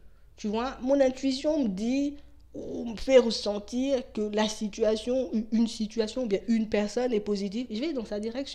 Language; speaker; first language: French; native; French